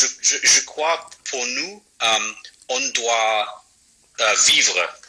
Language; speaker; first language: French; non-native, fluent; English